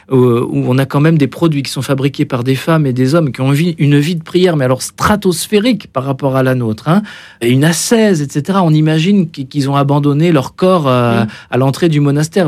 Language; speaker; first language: French; native; French